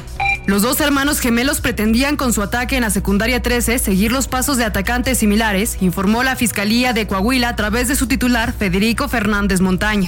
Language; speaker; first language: Spanish; native; Spanish